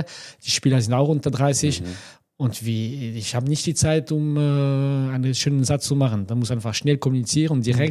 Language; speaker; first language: German; non-native, fluent; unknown